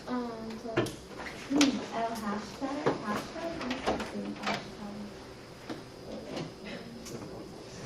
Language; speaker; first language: Spanish; non-native, learner; English